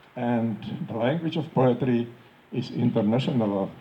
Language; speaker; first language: English; non-native, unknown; Slovak